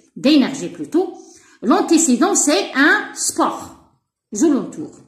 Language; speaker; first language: French; non-native, local second language; Arabic